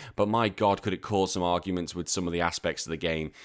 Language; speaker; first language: English; native; English